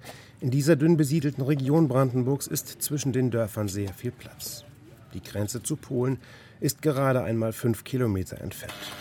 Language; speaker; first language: German; native; German